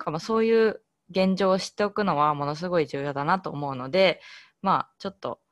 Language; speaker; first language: Japanese; native; Japanese